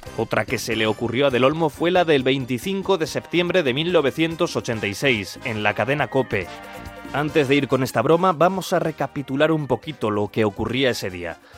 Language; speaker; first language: Spanish; native; Spanish